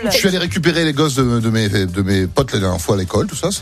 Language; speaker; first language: French; native; French